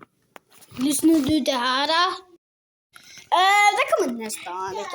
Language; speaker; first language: Swedish; non-native, local second language; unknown